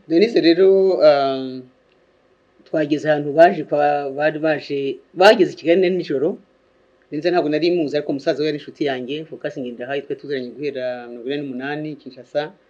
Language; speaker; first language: Kinyarwanda; native; Kinyarwanda